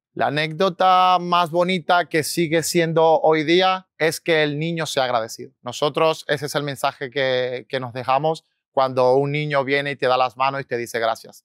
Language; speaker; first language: Spanish; native; Spanish